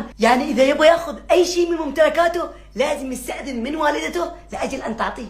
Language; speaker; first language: Arabic; native; Arabic